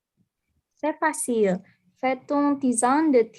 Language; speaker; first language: French; non-native, learner; Indonesian